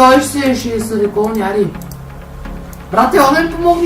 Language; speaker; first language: Bulgarian; native; Bulgarian